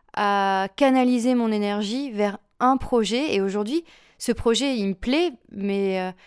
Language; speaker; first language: French; native; French